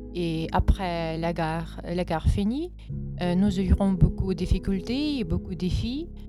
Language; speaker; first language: French; non-native, fluent; Ukrainian